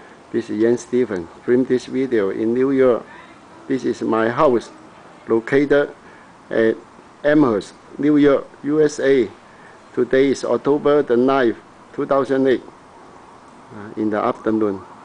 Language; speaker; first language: English; non-native, learner; Cantonese